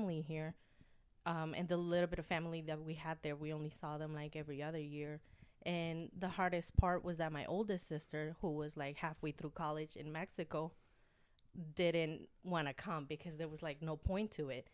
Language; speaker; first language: English; non-native, fluent; Spanish